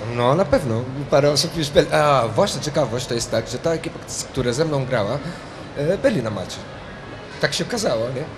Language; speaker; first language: Polish; non-native, fluent; Maltese